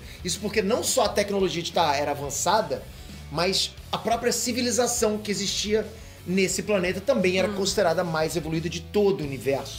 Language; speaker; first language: Portuguese; native; Portuguese